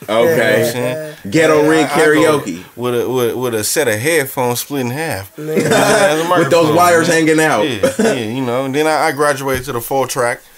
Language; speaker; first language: English; native; English